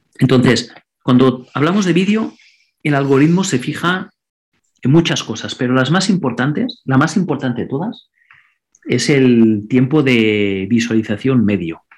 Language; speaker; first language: Spanish; non-native, local second language; Catalan